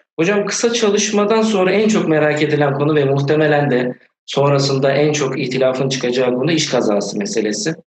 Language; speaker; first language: Turkish; native; Turkish